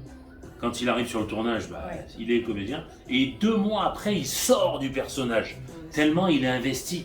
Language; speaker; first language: French; native; French